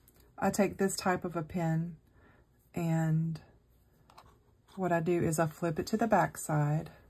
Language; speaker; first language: English; native; English